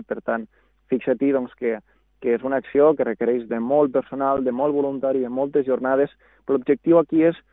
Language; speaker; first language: Catalan; native; Catalan